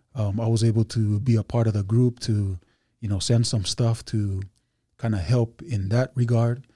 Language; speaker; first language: English; early bilingual, other home language; Hindi